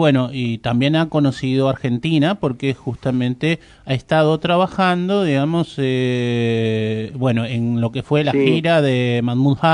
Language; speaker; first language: Spanish; native; Spanish